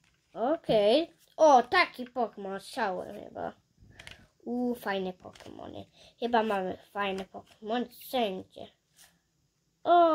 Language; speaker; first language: Polish; early bilingual, heritage; English